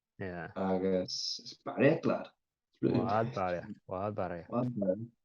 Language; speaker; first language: Irish; native; Irish